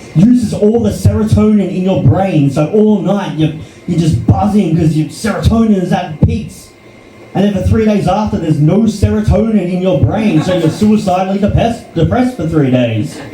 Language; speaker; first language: English; native; English